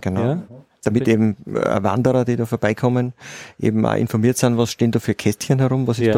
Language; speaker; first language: German; native; German